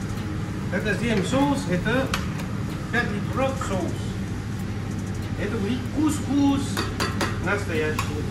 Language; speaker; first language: Russian; non-native, learner; French